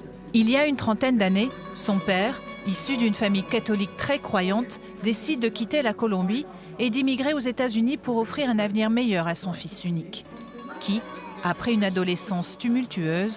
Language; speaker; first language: French; native; French